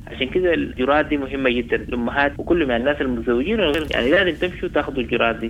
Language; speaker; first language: Arabic; native; Arabic